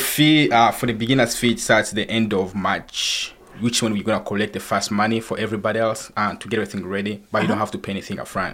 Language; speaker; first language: English; non-native, fluent; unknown